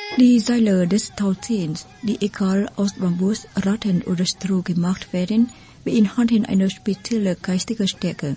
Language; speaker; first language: German; non-native, fluent; Vietnamese